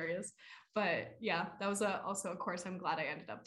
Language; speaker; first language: English; native; English